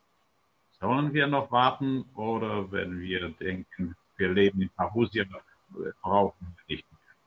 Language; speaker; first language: German; non-native, fluent; Polish